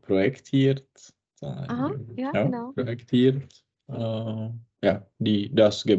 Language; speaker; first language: German; non-native, learner; Czech